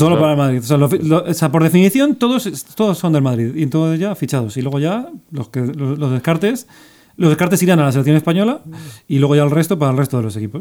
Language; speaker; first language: Spanish; native; Spanish